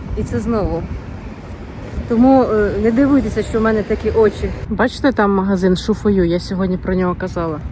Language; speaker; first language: Ukrainian; native; Ukrainian